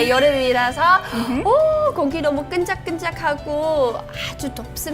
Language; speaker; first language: Korean; non-native, fluent; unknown